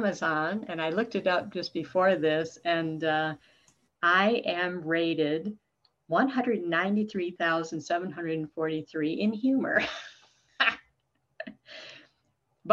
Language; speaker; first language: English; native; English